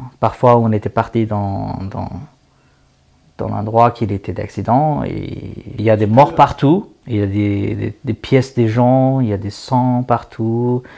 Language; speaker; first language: French; non-native, learner; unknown